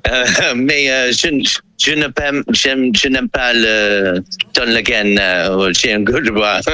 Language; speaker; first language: French; non-native, learner; English